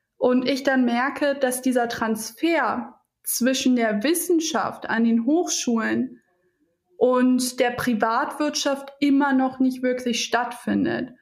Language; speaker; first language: German; early bilingual, other home language; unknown